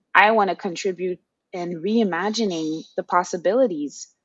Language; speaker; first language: English; non-native, fluent; Haitian Creole